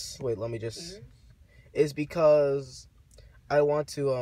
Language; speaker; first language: English; native; English